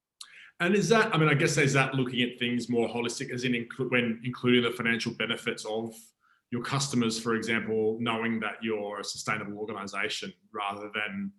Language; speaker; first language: English; native; English